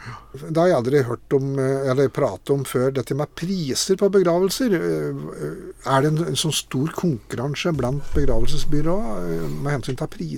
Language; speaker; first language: Norwegian; native; Norwegian